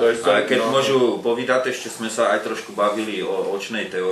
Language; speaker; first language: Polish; non-native, learner; Slovak